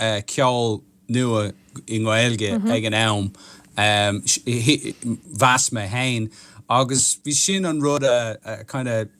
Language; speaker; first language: Irish; non-native, local second language; English